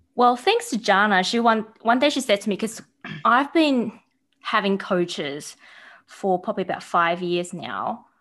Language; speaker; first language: English; early bilingual, other home language; Chinese